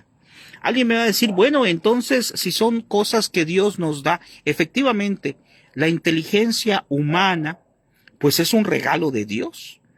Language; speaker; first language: Spanish; native; Spanish